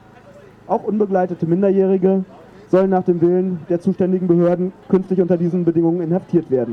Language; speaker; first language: German; native; German